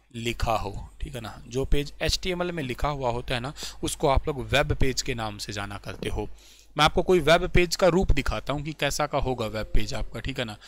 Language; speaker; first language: Hindi; native; Hindi